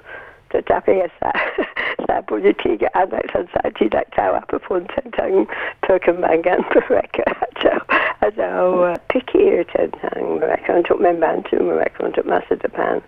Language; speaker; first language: Indonesian; non-native, learner; English